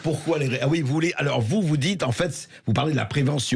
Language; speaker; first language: French; native; French